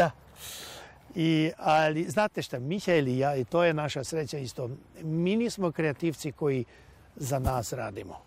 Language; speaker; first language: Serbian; non-native, local second language; Hungarian